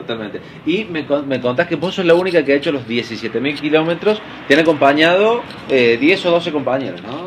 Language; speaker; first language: Spanish; native; Spanish